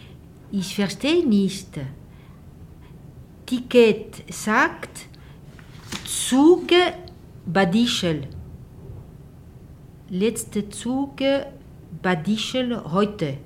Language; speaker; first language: German; non-native, learner; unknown